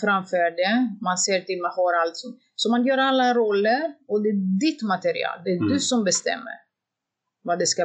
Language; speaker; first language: Swedish; non-native, fluent; Greek